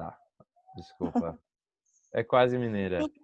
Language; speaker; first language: Portuguese; non-native, fluent; English